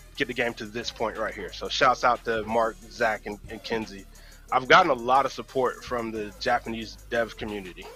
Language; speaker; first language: English; native; English